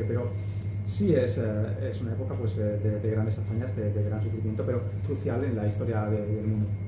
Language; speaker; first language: Spanish; native; Spanish